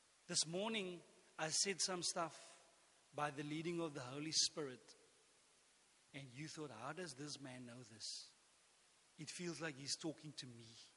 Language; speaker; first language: English; non-native, local second language; Afrikaans